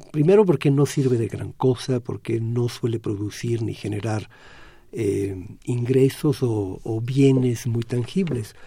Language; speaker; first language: Spanish; non-native, fluent; Italian